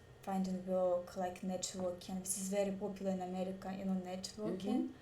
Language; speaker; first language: English; non-native, learner; Russian